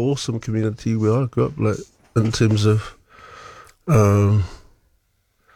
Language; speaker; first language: English; native; English